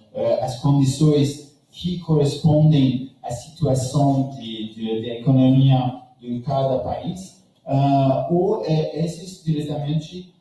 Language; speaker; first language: Portuguese; non-native, learner; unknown